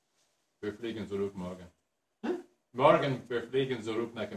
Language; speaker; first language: German; non-native, learner; English